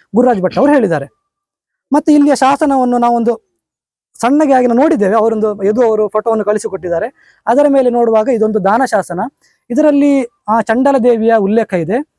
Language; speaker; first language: Kannada; non-native, local second language; Konkani